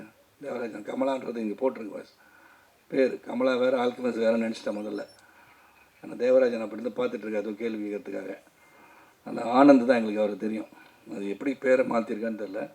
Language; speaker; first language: Tamil; native; Tamil